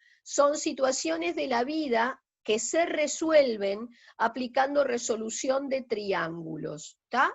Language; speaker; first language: Spanish; native; Spanish